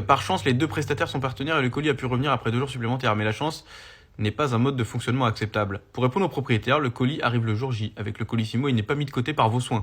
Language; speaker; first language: French; native; French